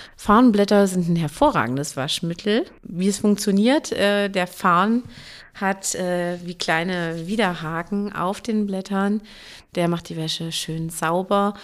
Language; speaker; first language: German; native; German